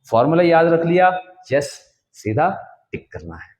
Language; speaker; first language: Hindi; non-native, local second language; Kannada